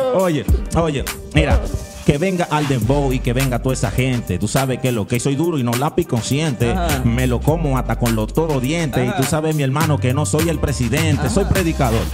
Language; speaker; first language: Spanish; native; Spanish